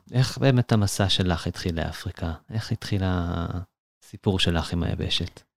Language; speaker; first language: Hebrew; native; Hebrew